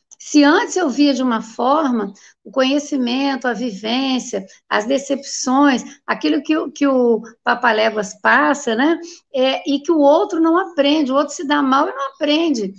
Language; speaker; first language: Portuguese; native; Portuguese